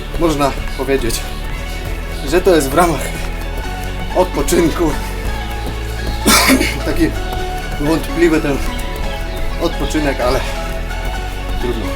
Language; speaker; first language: Polish; native; Polish